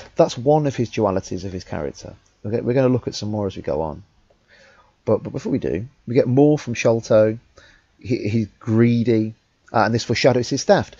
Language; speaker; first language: English; native; English